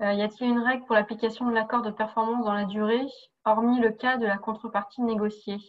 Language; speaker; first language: French; native; French